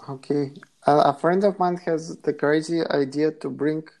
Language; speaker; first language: English; non-native, fluent; Bulgarian